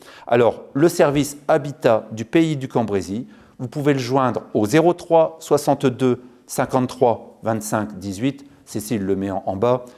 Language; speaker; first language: French; native; French